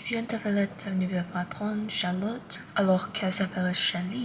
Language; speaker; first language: French; non-native, learner; Thai